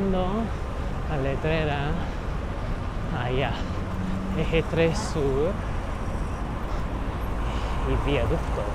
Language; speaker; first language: Spanish; non-native, learner; English